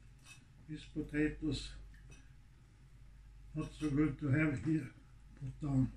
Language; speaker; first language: English; non-native, learner; Swedish